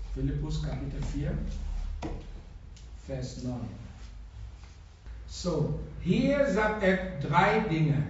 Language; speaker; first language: German; non-native, fluent; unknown